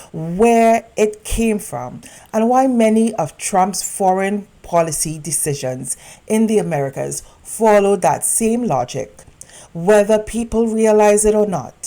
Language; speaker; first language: English; native; English